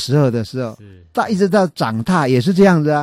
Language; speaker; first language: Chinese; native; Chinese